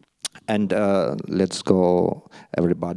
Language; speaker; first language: English; non-native, learner; Russian